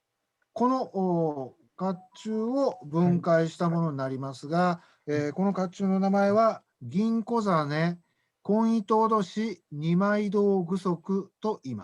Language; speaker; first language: Japanese; native; Japanese